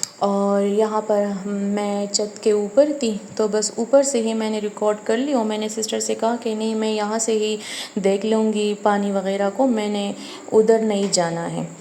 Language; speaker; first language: Urdu; non-native, local second language; Pashto